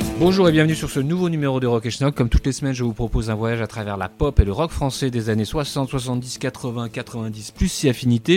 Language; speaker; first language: French; native; French